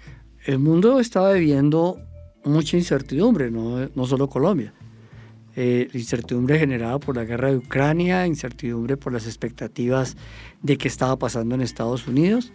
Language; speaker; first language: Spanish; native; Spanish